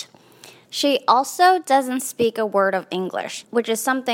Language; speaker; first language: English; early bilingual, other home language; Chinese